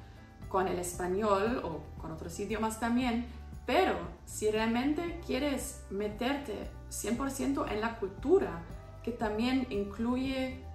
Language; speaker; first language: Spanish; non-native, fluent; German